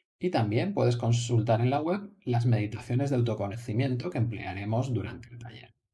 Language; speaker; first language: Spanish; native; Spanish